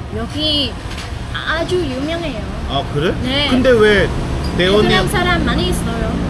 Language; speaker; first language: Korean; non-native, learner; Vietnamese